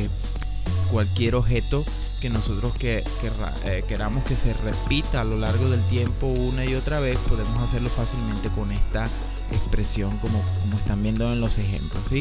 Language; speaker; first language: Spanish; native; Spanish